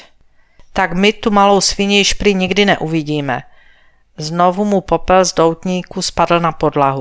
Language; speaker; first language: Czech; native; Czech